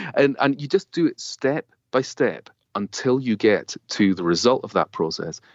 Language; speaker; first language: English; native; English